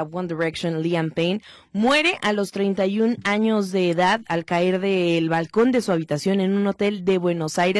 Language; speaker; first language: Spanish; native; Spanish